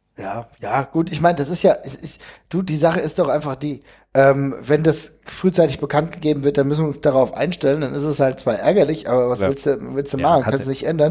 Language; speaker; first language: German; native; German